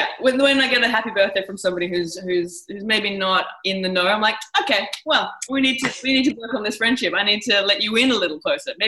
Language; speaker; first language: English; native; English